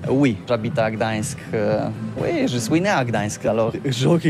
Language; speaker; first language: French; non-native, learner; Polish